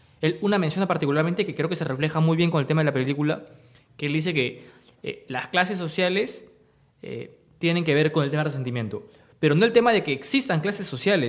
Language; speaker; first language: Spanish; native; Spanish